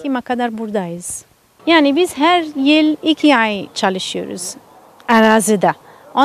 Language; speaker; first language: Turkish; non-native, learner; Italian